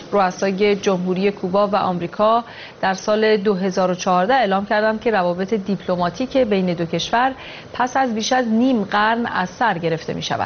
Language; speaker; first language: Persian; native; Persian